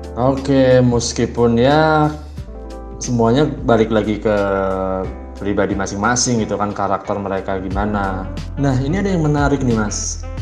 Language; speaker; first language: Indonesian; native; Indonesian